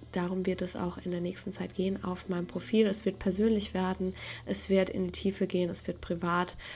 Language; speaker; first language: German; native; German